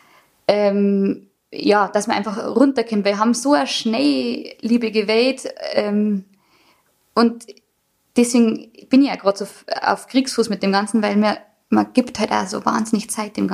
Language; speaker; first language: German; native; German